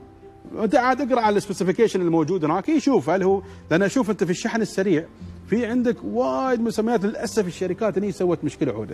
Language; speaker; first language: Arabic; native; Arabic